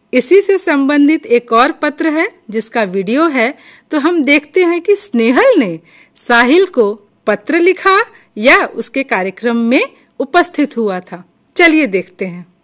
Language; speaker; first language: Hindi; non-native, local second language; Gujarati